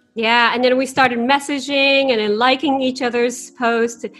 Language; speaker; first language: English; non-native, fluent; Japanese